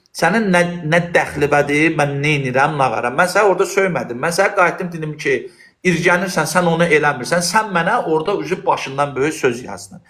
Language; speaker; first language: Azerbaijani; non-native, local second language; Lezghian